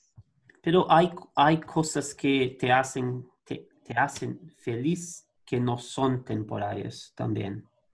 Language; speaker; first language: Spanish; non-native, learner; Portuguese